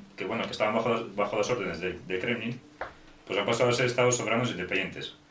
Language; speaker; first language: Spanish; non-native, fluent; Ukrainian